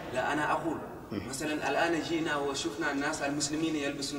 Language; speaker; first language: Arabic; non-native, fluent; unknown